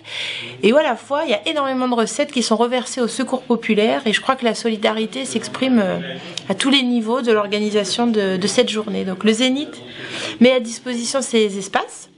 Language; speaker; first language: French; native; French